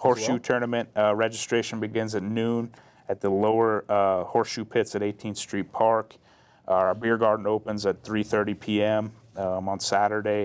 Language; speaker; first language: English; native; English